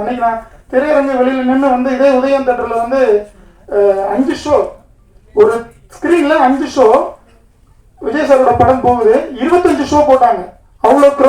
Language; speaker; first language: Tamil; native; Tamil